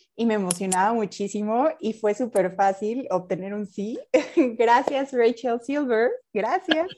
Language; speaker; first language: Spanish; native; Spanish